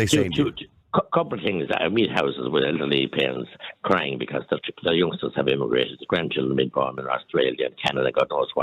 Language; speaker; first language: English; native; English